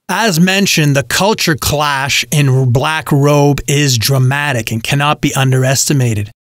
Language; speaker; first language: English; native; English